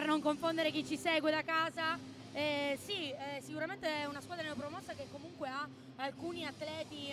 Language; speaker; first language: Italian; native; Italian